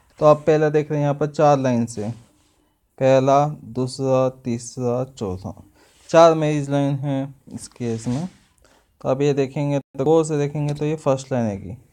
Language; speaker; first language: Hindi; non-native, local second language; Marathi